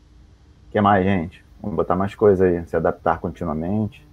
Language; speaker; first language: Portuguese; native; Portuguese